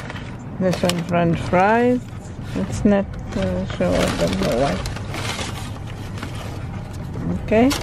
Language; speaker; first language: English; non-native, learner; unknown